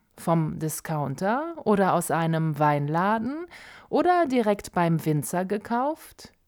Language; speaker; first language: German; native; German